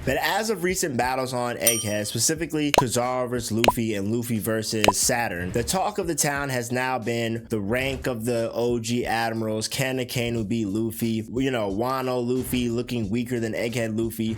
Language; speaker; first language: English; native; English